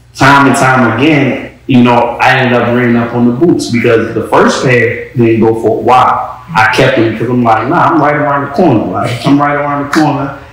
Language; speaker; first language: English; native; English